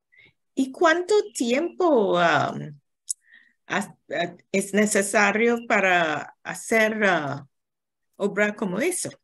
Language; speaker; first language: Spanish; non-native, learner; English